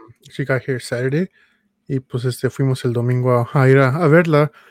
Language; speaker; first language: Spanish; early bilingual, other home language; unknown